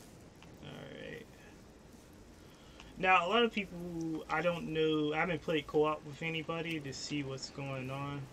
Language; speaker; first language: English; native; English